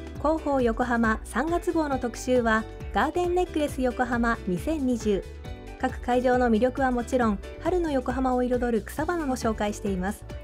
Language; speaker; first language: Japanese; native; Japanese